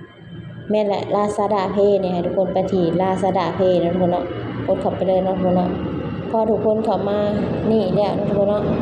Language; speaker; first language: Thai; non-native, local second language; Lao